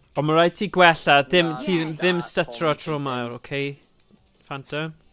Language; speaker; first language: Welsh; non-native, local second language; English